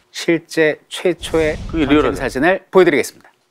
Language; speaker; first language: Korean; native; Korean